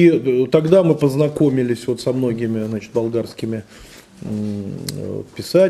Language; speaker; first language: Russian; native; Russian